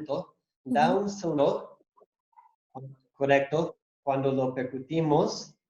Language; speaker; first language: Spanish; non-native, fluent; English